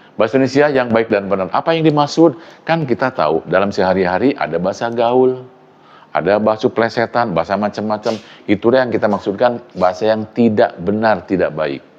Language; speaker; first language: Indonesian; non-native, local second language; Sundanese